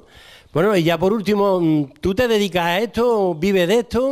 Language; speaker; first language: Spanish; native; Spanish